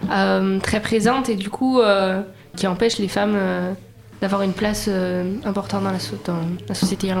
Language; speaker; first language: French; native; French